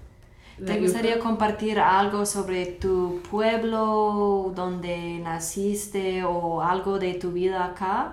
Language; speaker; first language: Spanish; non-native, fluent; English